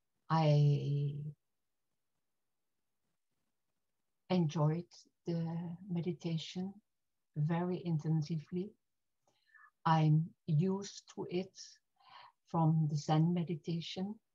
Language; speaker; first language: English; non-native, fluent; German